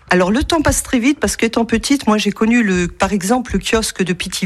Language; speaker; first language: French; native; French